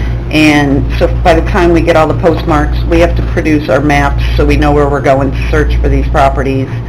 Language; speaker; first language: English; native; English